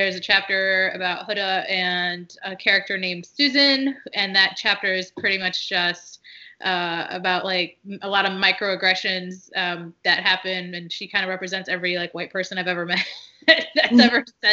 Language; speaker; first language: English; early bilingual, other home language; Arabic